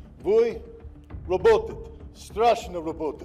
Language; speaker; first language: Russian; non-native, learner; English